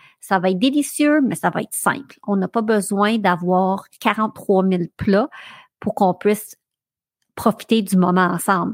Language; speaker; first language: French; native; French